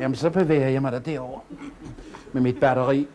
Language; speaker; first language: Danish; native; Danish